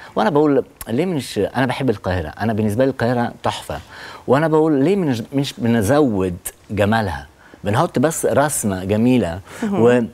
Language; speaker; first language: Arabic; non-native, fluent; Italian